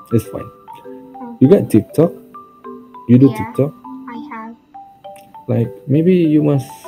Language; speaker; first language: English; non-native, learner; Indonesian